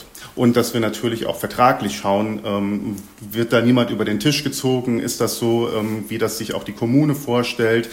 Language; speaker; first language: German; native; German